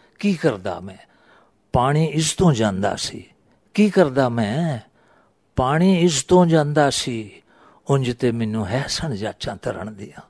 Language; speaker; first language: Punjabi; native; Punjabi